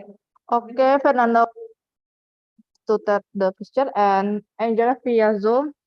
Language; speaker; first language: English; non-native, fluent; Indonesian